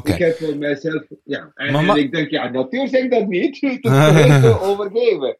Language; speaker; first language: Dutch; non-native, fluent; Malayalam